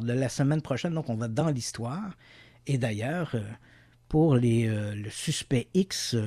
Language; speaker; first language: French; native; French